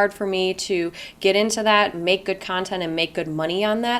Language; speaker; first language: English; native; English